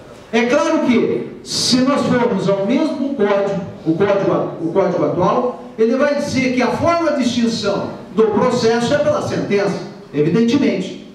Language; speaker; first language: Portuguese; native; Portuguese